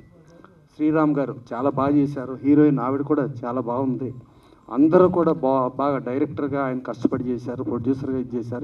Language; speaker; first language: Telugu; native; Telugu